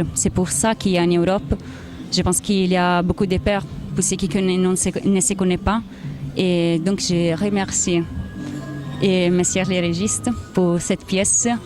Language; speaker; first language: French; non-native, fluent; Italian